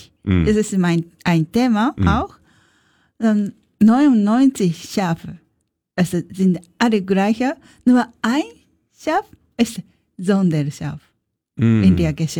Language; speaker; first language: German; non-native, learner; Japanese